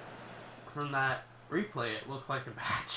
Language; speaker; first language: English; native; English